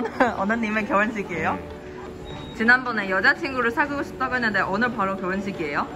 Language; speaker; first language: Korean; non-native, fluent; Chinese